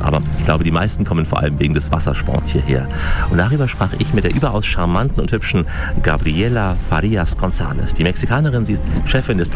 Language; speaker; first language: German; native; German